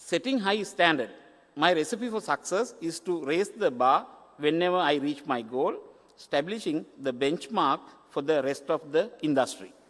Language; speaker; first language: English; non-native, local second language; Sinhala